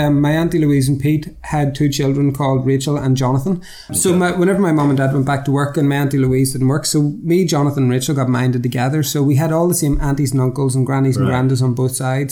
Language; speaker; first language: English; native; English